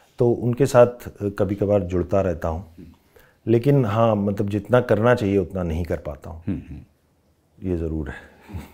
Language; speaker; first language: Hindi; non-native, local second language; Rajasthani